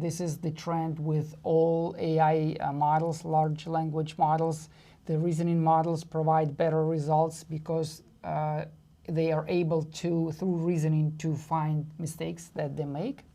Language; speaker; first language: English; non-native, fluent; Russian